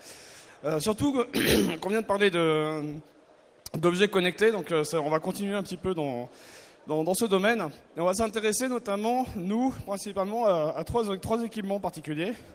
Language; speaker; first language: French; native; French